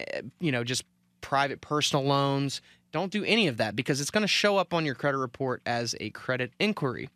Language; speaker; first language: English; native; English